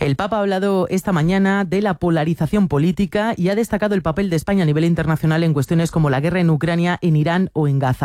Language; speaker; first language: Spanish; native; Spanish